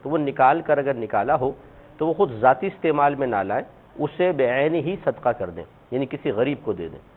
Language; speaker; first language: Urdu; native; Urdu